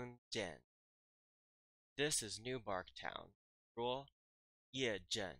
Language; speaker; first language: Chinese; non-native, fluent; English